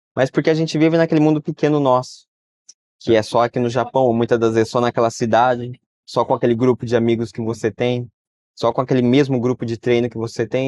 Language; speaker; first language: Portuguese; early bilingual, heritage; Portuguese